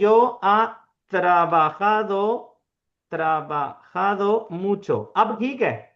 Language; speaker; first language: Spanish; non-native, fluent; Urdu